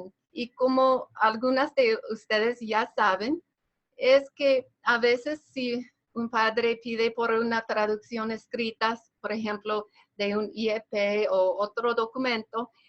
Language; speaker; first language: Spanish; non-native, fluent; English